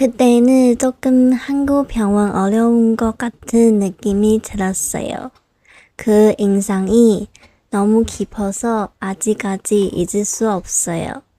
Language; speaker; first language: Korean; non-native, local second language; Chinese